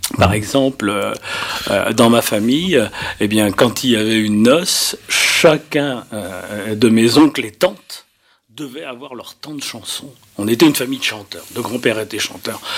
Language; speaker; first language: French; native; French